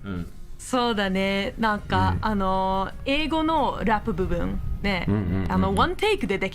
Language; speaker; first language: Japanese; non-native, learner; English